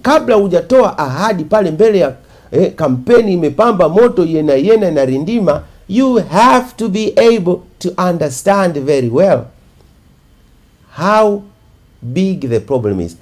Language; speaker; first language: English; non-native, local second language; Swahili